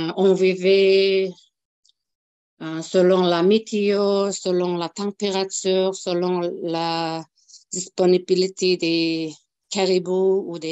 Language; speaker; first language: French; non-native, local second language; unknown